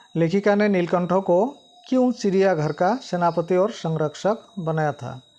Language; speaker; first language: Hindi; non-native, local second language; Assamese